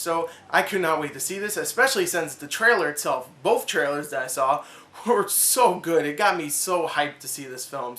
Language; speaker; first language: English; native; English